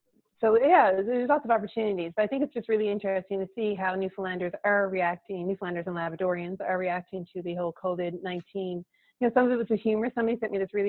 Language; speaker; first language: English; native; English